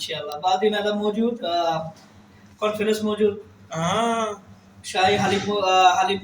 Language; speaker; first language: Arabic; non-native, learner; Bangla